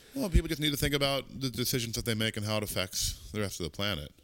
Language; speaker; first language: English; native; English